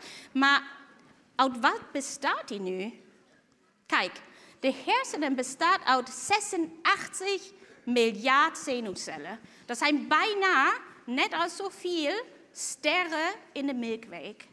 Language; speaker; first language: Dutch; non-native, fluent; German